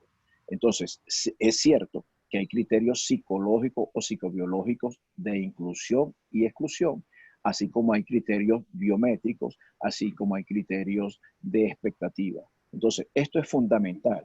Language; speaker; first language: Spanish; native; Spanish